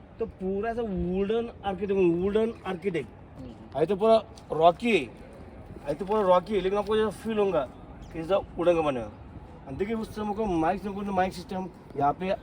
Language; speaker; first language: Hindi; non-native, local second language; Marathi